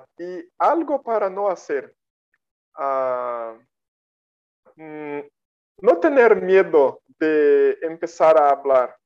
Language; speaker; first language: Spanish; non-native, fluent; Portuguese